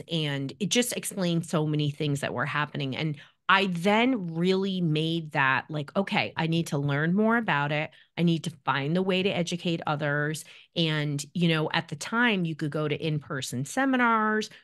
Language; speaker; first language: English; native; English